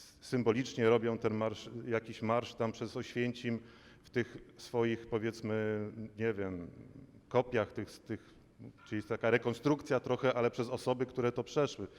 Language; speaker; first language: Polish; native; Polish